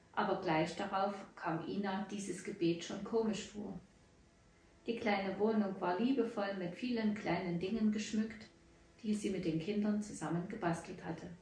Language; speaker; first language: German; native; German